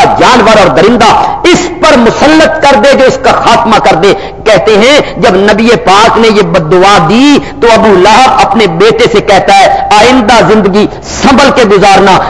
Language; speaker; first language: Urdu; non-native, local second language; Punjabi